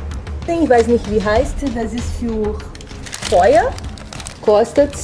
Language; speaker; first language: German; non-native, learner; Portuguese